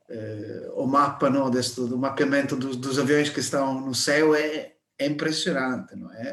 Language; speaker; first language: Portuguese; non-native, fluent; Italian